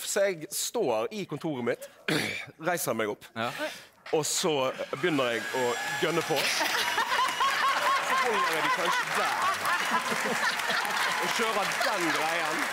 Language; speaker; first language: Norwegian; native; Norwegian